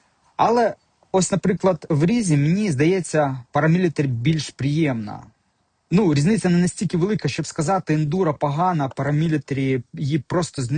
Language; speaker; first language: Ukrainian; native; Ukrainian